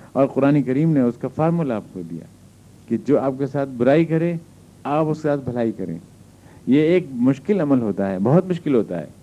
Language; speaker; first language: Urdu; native; Urdu